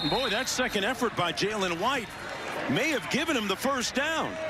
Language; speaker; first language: English; native; English